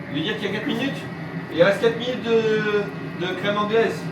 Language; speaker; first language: French; native; French